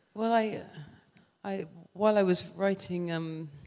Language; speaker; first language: English; native; English